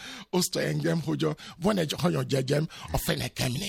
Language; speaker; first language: Hungarian; non-native, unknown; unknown